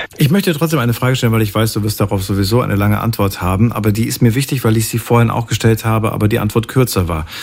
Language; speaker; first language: German; native; German